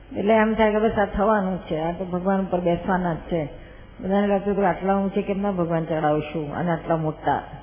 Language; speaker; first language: Gujarati; native; Gujarati